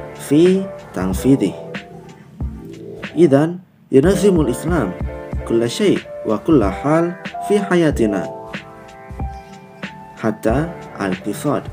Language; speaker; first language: Arabic; non-native, learner; Indonesian